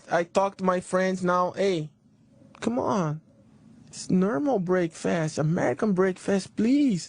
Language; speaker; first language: English; non-native, learner; Portuguese